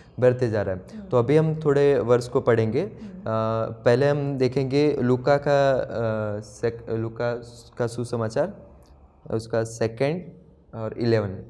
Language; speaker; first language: Hindi; non-native, local second language; Gujarati